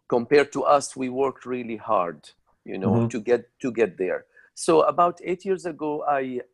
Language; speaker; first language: English; non-native, fluent; Arabic